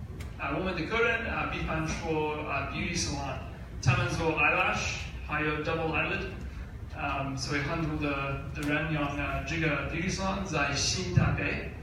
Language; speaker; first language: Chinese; non-native, learner; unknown